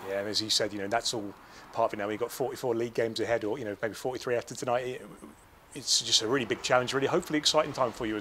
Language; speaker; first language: English; native; English